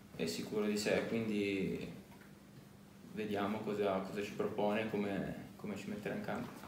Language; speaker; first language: Italian; native; Italian